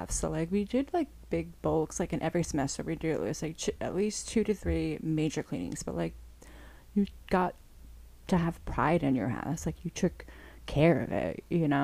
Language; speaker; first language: English; native; English